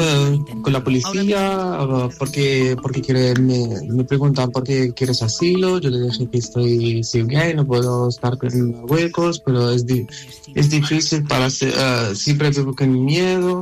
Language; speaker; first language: Spanish; non-native, learner; Arabic